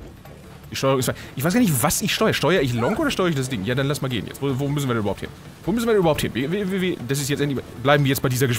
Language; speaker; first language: German; native; German